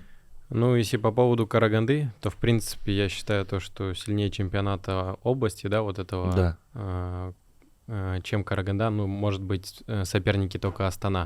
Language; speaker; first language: Russian; native; Russian